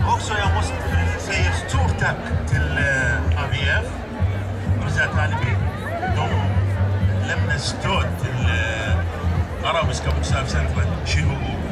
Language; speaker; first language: Swedish; non-native, learner; Arabic